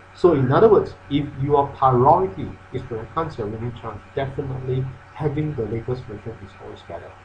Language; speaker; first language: English; non-native, local second language; Chinese